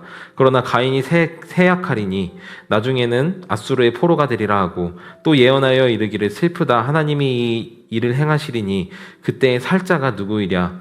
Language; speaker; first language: Korean; native; Korean